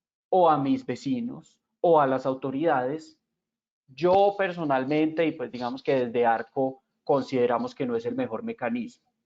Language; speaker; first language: Spanish; native; Spanish